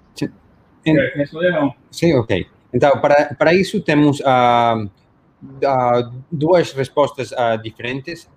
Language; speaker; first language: Portuguese; non-native, learner; Spanish